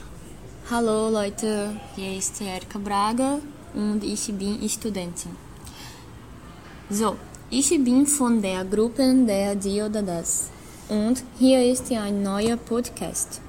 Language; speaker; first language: German; non-native, learner; Portuguese